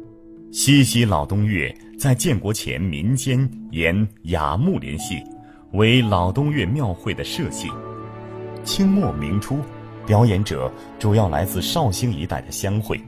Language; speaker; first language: Chinese; native; Chinese